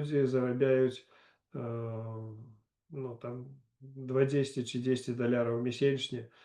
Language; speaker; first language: Polish; non-native, learner; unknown